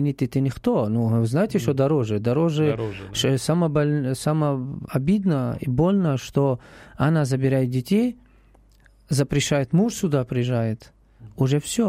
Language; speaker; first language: Russian; non-native, learner; Arabic